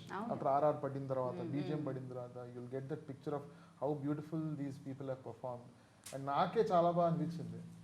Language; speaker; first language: Telugu; native; Telugu